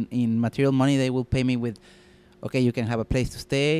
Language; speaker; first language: English; non-native, fluent; Spanish